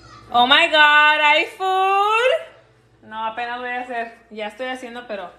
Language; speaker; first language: Spanish; early bilingual, heritage; Spanish